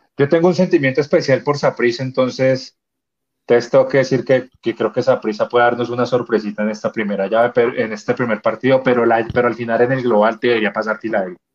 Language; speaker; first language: Spanish; native; Spanish